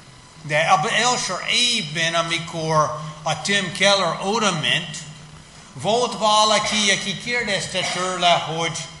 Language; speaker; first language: Hungarian; non-native, fluent; English